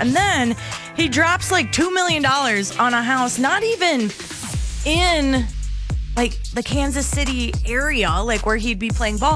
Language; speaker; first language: English; native; English